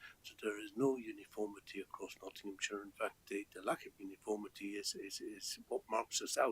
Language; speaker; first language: English; native; English